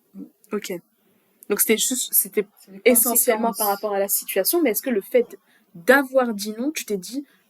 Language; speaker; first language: French; native; French